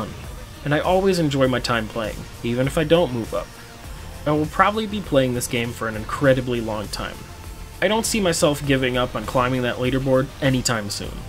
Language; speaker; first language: English; native; English